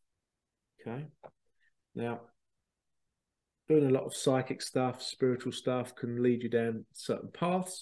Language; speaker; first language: English; native; English